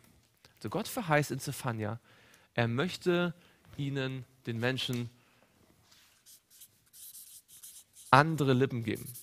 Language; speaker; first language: German; native; German